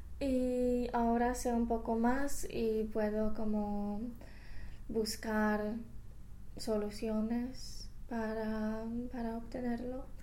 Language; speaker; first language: Spanish; non-native, fluent; Polish